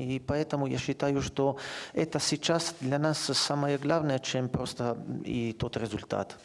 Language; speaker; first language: Russian; non-native, fluent; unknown